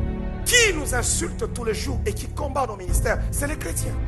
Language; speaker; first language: French; non-native, local second language; Haitian Creole